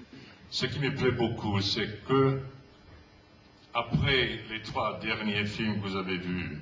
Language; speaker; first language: French; non-native, fluent; English